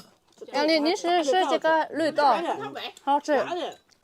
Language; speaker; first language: Chinese; non-native, fluent; Indonesian